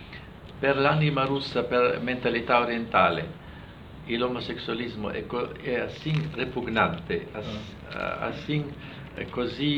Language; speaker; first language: Italian; non-native, fluent; German